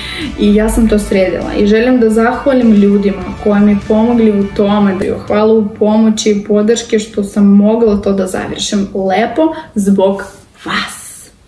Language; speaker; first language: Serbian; non-native, learner; Russian